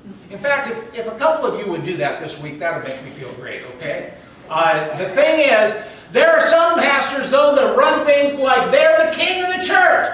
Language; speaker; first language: English; native; English